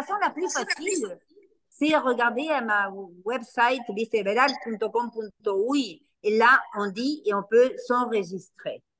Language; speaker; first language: French; non-native, learner; Spanish